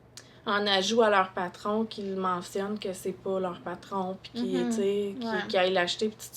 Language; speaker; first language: French; native; French